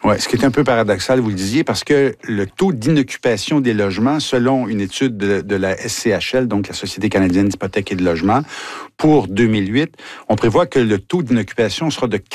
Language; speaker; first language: French; native; French